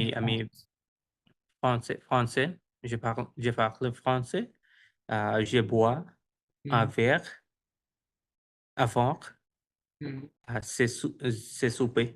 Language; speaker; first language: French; non-native, learner; Bangla